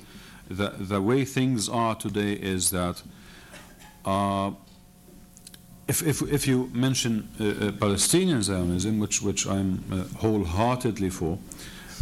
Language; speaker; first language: English; non-native, fluent; Arabic